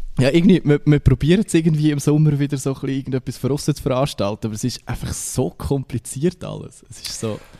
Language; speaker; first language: German; native; German